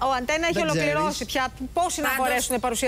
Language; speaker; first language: Greek; native; Greek